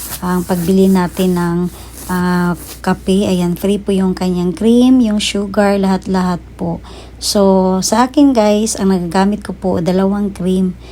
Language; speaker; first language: Filipino; native; Filipino